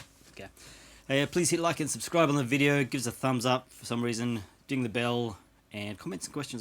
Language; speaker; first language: English; native; English